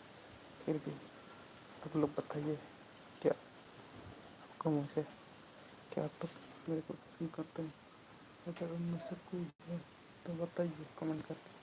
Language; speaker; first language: Hindi; non-native, local second language; Santali